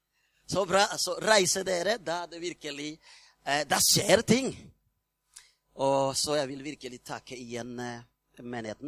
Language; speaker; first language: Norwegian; non-native, fluent; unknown